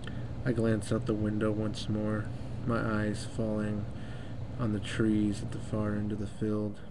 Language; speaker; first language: English; native; English